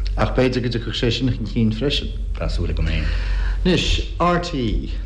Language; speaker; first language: Irish; native; Irish